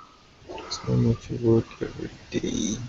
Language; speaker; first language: English; non-native, learner; Portuguese